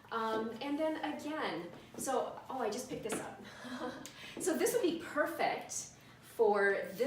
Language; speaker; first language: English; native; English